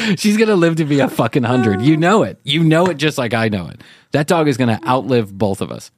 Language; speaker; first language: English; native; English